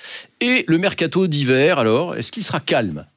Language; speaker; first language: French; native; French